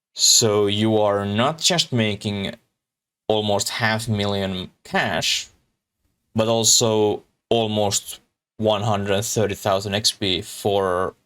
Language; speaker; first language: English; non-native, learner; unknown